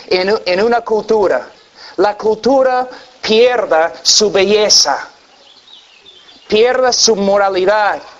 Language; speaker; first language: Spanish; non-native, fluent; English